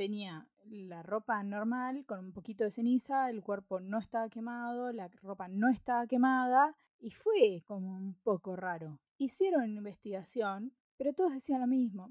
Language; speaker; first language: Spanish; native; Spanish